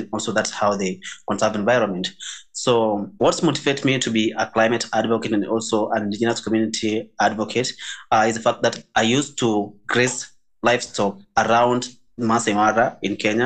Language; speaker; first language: English; non-native, local second language; Masai